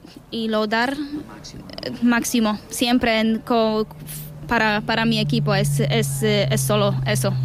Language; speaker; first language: Spanish; non-native, learner; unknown